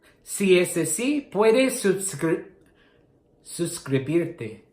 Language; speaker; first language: Spanish; non-native, learner; English